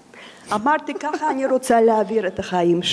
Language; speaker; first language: Hebrew; non-native, fluent; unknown